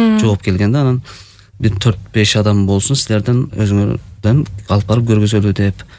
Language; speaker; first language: Kyrgyz; early bilingual, heritage; Kyrgyz